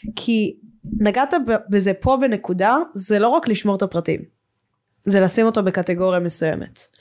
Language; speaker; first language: Hebrew; native; Hebrew